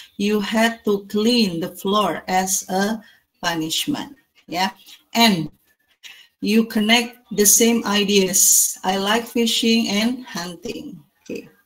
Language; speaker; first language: English; non-native, fluent; Indonesian